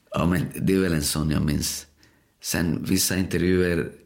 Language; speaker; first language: Swedish; early bilingual, other home language; Spanish